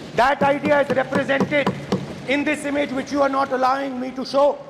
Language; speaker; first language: English; non-native, local second language; Hindi